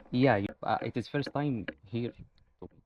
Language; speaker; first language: English; non-native, learner; Arabic